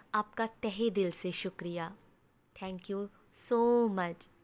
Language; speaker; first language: Hindi; non-native, local second language; Bangla